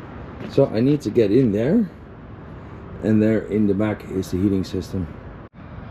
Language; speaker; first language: English; non-native, fluent; Dutch